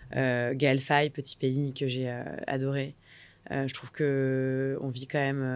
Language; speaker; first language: French; native; French